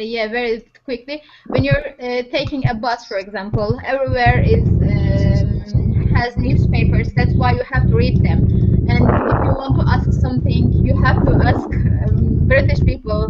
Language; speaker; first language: English; non-native, learner; Turkish